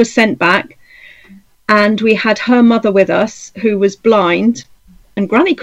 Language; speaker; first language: English; native; English